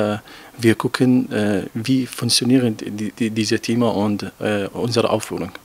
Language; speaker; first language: German; non-native, learner; Arabic